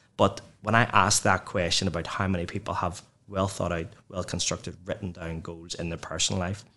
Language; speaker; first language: English; native; English